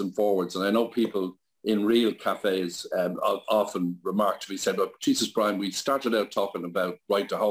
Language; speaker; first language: English; native; English